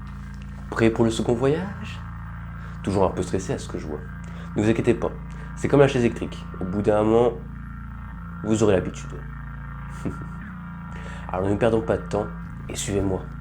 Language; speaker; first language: French; native; French